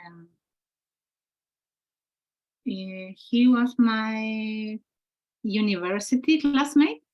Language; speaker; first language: English; non-native, learner; Spanish